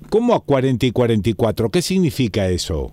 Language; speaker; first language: Spanish; native; Spanish